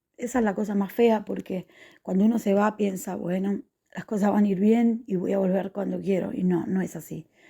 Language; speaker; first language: Spanish; native; Spanish